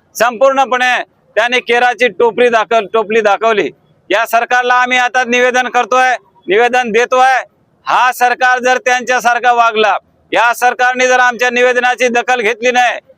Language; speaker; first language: Marathi; non-native, local second language; Lambadi